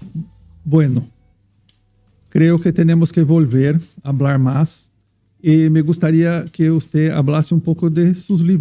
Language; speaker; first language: Spanish; non-native, fluent; Portuguese